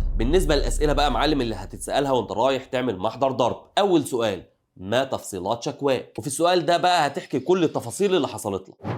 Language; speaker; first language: Arabic; native; Arabic